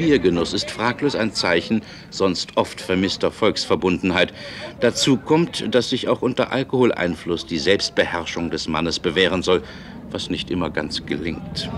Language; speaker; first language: German; native; German